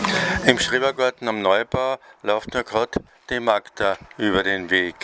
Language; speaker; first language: German; native; German